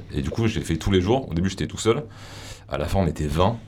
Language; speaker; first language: French; native; French